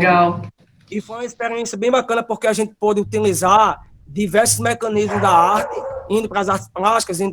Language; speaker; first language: Portuguese; native; Portuguese